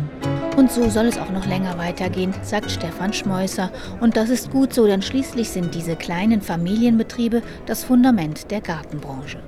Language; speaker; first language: German; native; German